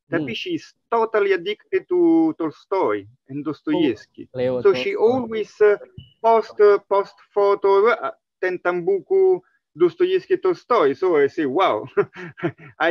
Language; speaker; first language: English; non-native, fluent; Italian